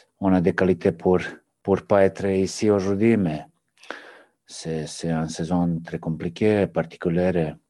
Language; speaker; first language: French; non-native, learner; Serbian